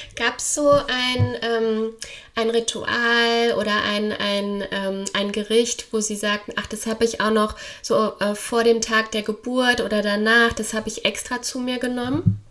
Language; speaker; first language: German; native; German